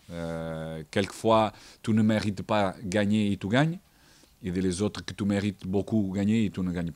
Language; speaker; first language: French; non-native, fluent; Portuguese